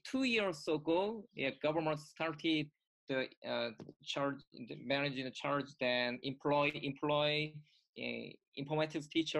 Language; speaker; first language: English; non-native, learner; Korean